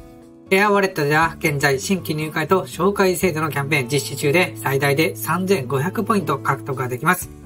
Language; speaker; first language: Japanese; native; Japanese